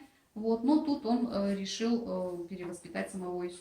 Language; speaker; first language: Russian; native; Russian